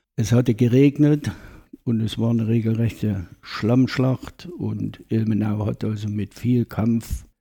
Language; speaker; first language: German; native; German